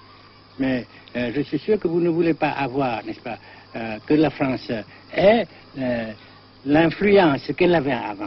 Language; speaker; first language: French; non-native, fluent; Vietnamese